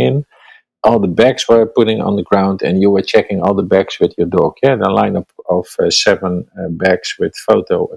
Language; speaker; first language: English; non-native, fluent; Dutch